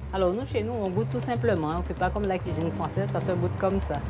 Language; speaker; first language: French; native; French